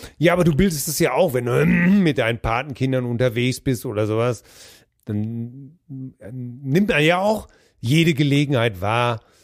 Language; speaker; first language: German; native; German